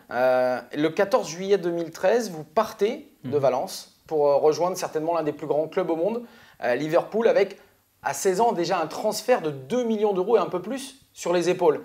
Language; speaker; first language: French; native; French